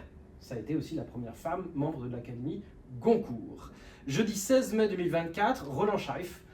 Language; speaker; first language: French; native; French